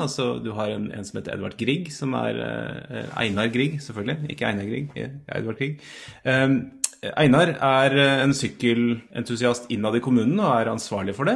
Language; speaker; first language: Norwegian; native; Norwegian